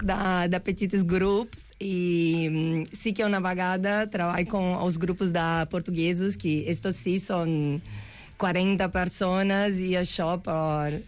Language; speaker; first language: Catalan; non-native, local second language; Spanish